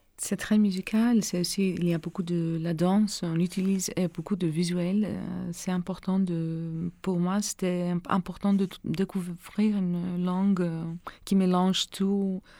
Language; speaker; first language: French; non-native, learner; Greek